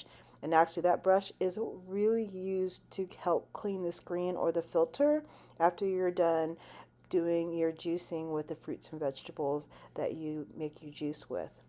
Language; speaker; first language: English; native; English